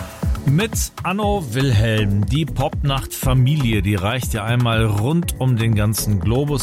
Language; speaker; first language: German; native; German